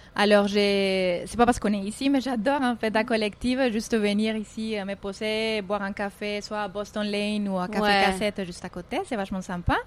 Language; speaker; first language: French; non-native, fluent; Spanish